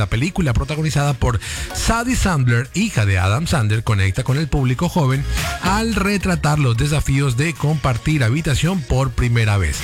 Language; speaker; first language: Spanish; native; Spanish